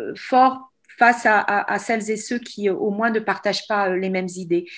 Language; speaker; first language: French; native; French